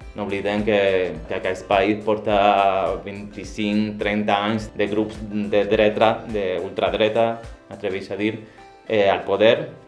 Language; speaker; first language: Catalan; non-native, local second language; Spanish